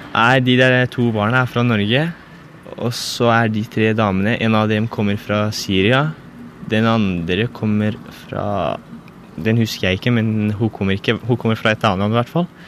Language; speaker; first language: Norwegian; early bilingual, other home language; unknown